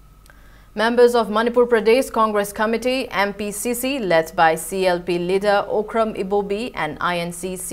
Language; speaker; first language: English; non-native, local second language; Manipuri